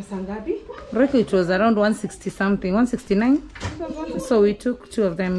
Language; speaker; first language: English; non-native, local second language; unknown